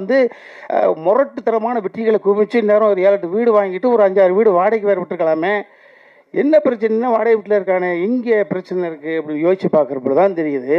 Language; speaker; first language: Tamil; native; Tamil